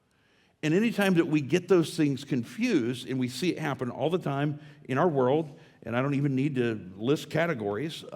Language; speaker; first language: English; native; English